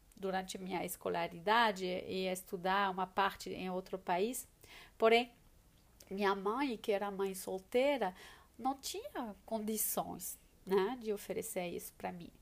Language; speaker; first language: Portuguese; non-native, fluent; French